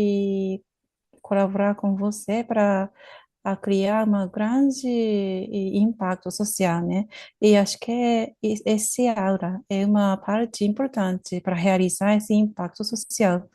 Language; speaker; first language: Portuguese; non-native, learner; Japanese